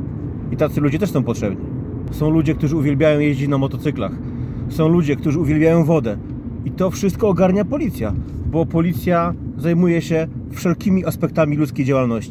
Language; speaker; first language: Polish; native; Polish